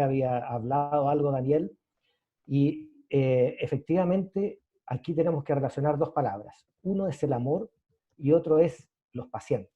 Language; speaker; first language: Spanish; native; Spanish